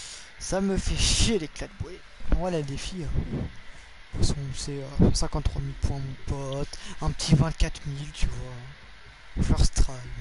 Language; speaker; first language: French; native; French